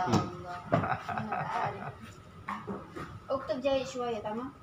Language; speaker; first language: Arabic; non-native, learner; Indonesian